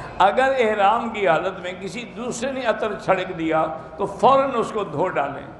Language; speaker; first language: Urdu; native; Urdu